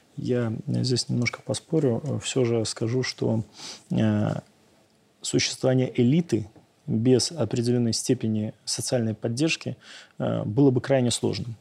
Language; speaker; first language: Russian; native; Russian